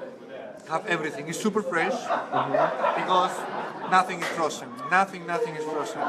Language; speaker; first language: English; non-native, fluent; Spanish